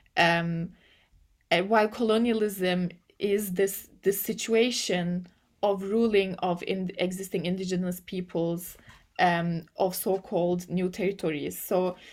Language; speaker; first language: English; non-native, fluent; Turkish